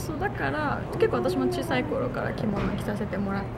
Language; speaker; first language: Japanese; native; Japanese